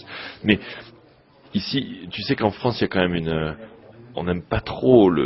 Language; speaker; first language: French; native; French